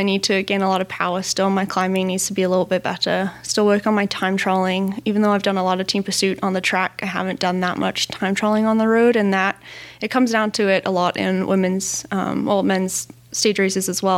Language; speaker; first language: English; native; English